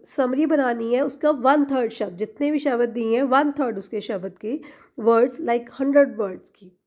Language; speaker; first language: Hindi; non-native, local second language; Punjabi